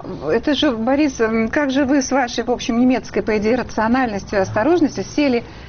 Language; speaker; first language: Russian; native; Russian